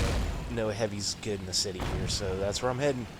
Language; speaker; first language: English; native; English